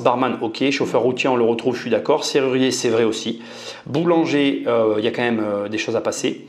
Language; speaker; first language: French; native; French